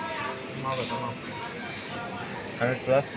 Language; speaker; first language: Indonesian; non-native, learner; Bangla